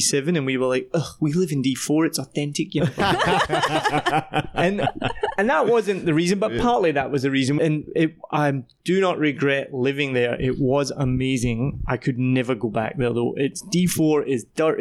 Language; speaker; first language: English; native; English